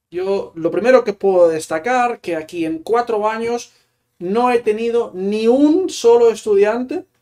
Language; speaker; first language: Spanish; non-native, local second language; Catalan